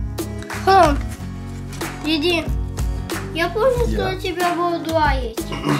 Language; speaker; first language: Russian; early bilingual, heritage; Russian